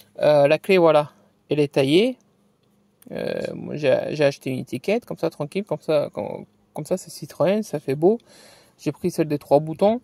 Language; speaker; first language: French; native; French